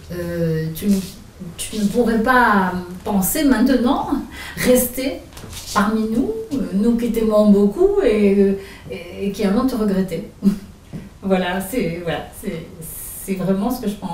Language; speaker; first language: French; native; French